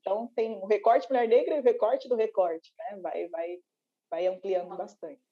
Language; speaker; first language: Portuguese; native; Portuguese